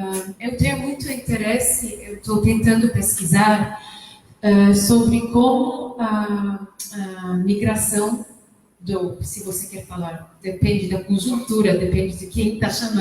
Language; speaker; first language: Portuguese; non-native, fluent; Arabic